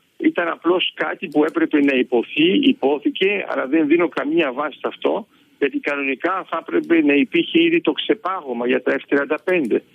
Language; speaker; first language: Greek; early bilingual, heritage; Greek